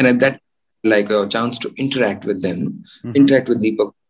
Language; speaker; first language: English; non-native, local second language; Gujarati